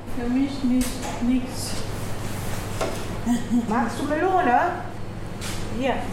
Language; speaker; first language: German; non-native, fluent; Dutch